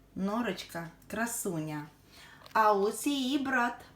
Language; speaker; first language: Ukrainian; native; Ukrainian